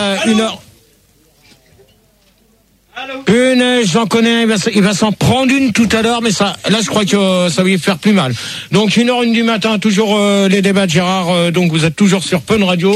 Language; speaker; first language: French; native; French